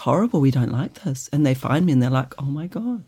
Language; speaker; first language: English; native; English